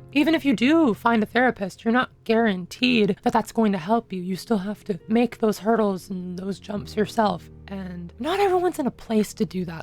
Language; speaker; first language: English; native; English